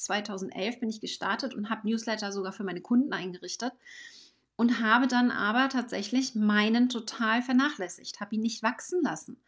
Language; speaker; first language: German; native; German